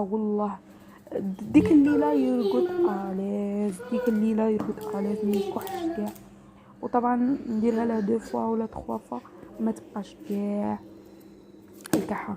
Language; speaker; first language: Arabic; native; Arabic